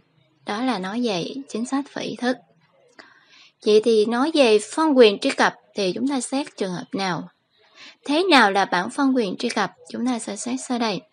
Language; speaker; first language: Vietnamese; native; Vietnamese